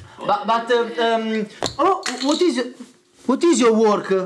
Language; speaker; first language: English; non-native, learner; Italian